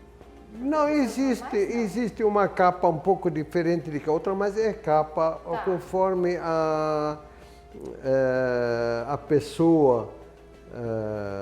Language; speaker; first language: Portuguese; non-native, fluent; Arabic